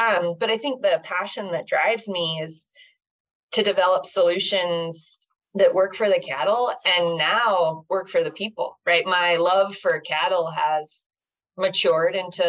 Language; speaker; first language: English; native; English